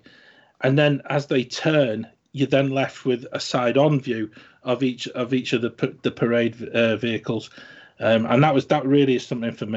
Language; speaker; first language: English; native; English